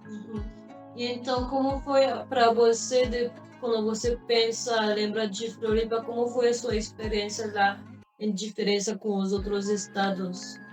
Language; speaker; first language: Portuguese; non-native, fluent; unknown